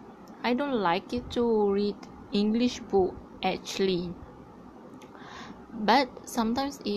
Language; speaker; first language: English; non-native, learner; Malay